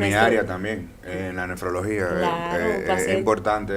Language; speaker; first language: Spanish; native; Spanish